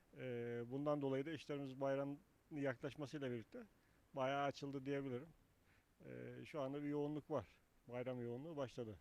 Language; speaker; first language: Turkish; native; Turkish